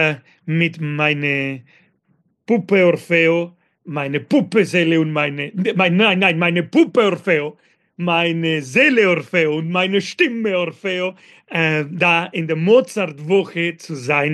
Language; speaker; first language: German; non-native, fluent; Spanish